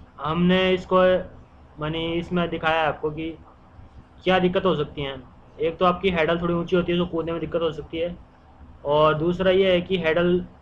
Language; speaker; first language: Hindi; native; Hindi